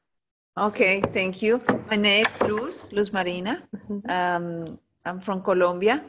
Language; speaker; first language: English; non-native, learner; Spanish